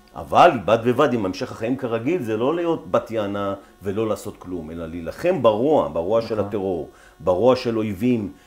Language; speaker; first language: Hebrew; native; Hebrew